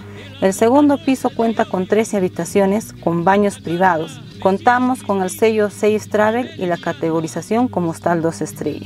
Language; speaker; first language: Spanish; native; Spanish